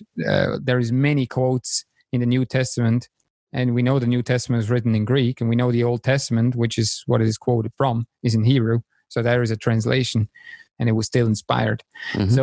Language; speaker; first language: English; non-native, fluent; German